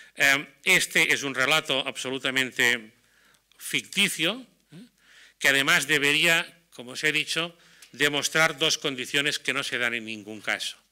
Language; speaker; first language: Spanish; non-native, local second language; Catalan